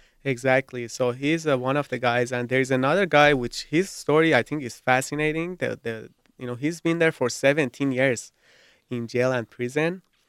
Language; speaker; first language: English; non-native, fluent; Persian